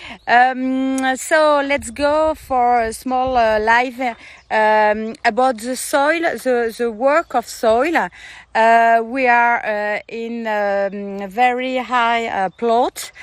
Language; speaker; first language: English; non-native, learner; French